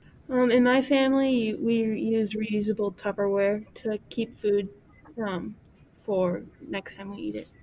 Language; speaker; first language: English; native; English